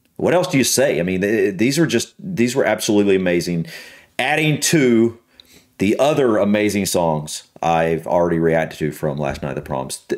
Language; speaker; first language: English; native; English